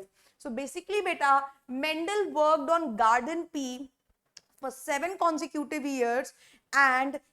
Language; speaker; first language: English; non-native, local second language; Hindi